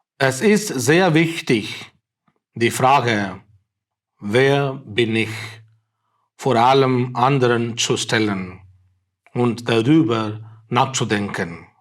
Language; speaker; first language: German; non-native, fluent; Tamil